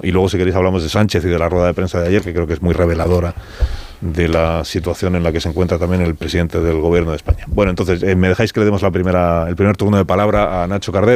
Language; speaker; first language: Spanish; native; Spanish